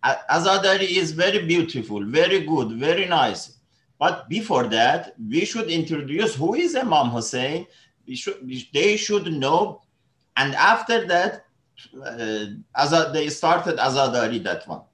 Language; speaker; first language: English; non-native, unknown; Persian